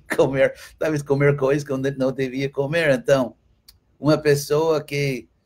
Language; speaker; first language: Portuguese; non-native, fluent; English